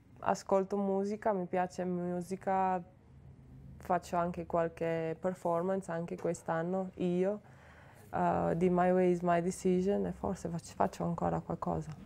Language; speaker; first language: Italian; non-native, learner; Slovenian